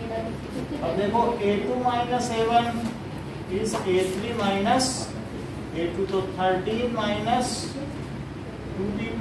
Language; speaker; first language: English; non-native, local second language; Hindi